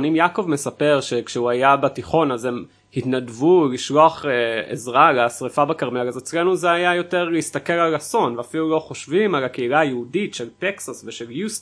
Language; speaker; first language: Hebrew; native; Hebrew